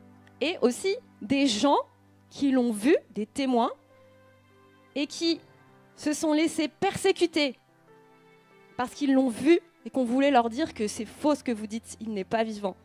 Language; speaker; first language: French; native; French